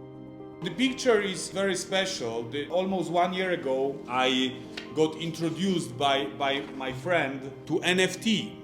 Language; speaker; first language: English; non-native, fluent; Polish